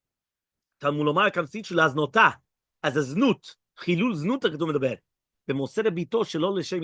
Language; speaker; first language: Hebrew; non-native, fluent; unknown